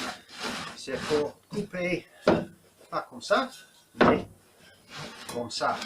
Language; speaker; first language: French; non-native, learner; English